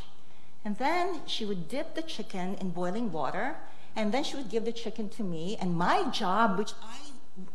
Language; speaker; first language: English; non-native, local second language; Filipino